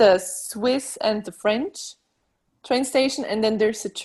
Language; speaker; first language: English; non-native, fluent; Swiss German